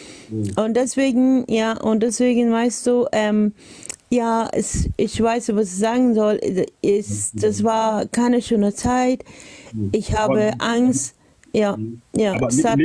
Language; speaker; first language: German; non-native, learner; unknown